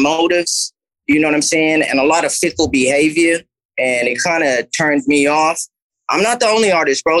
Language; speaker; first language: English; native; English